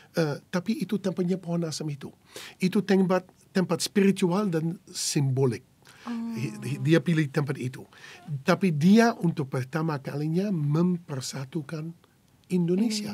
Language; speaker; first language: Indonesian; non-native, fluent; Dutch